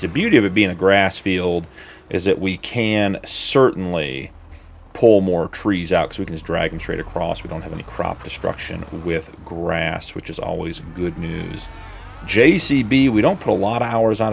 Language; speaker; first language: English; native; English